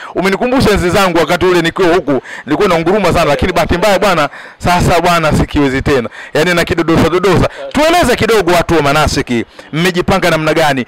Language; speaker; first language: Swahili; native; Swahili